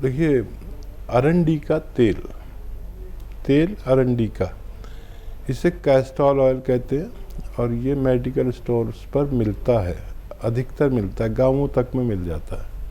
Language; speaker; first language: Hindi; native; Hindi